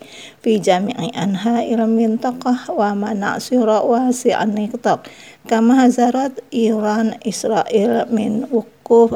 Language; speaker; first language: Arabic; non-native, fluent; Indonesian